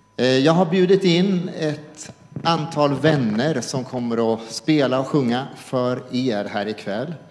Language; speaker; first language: Swedish; native; Swedish